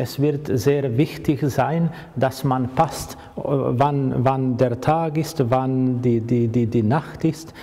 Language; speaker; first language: German; non-native, fluent; Croatian